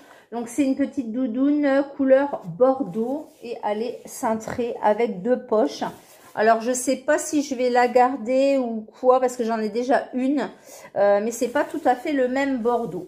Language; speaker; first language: French; native; French